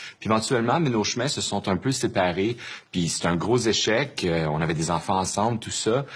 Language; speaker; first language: French; native; French